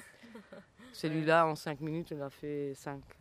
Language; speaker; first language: French; non-native, fluent; Italian